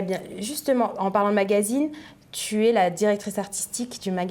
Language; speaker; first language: French; native; French